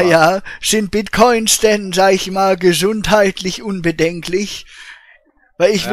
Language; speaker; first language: German; native; German